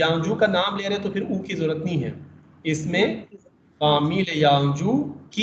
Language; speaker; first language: Urdu; native; Urdu